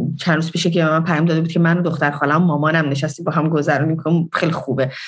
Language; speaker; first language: Persian; native; Persian